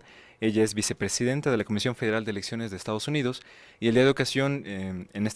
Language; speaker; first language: Spanish; native; Spanish